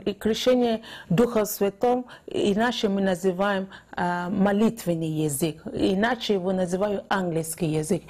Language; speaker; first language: Russian; non-native, fluent; Yoruba